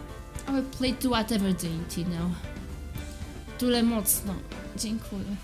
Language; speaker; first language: Polish; native; Polish